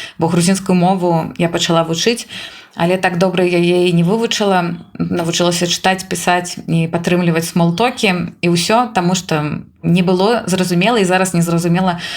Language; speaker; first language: Belarusian; native; Belarusian